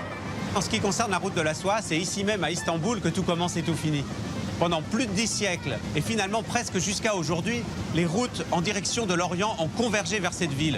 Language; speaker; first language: French; native; French